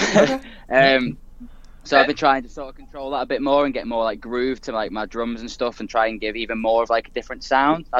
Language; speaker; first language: English; native; English